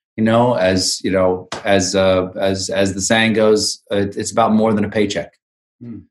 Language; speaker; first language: English; native; English